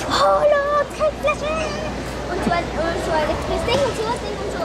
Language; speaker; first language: German; native; German